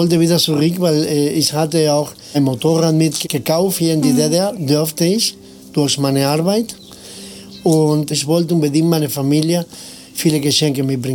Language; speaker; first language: German; non-native, fluent; Spanish